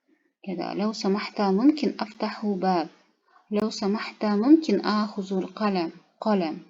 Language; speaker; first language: Arabic; non-native, learner; Kazakh